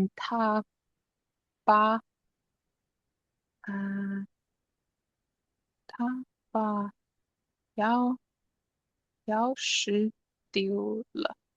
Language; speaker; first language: Chinese; non-native, learner; English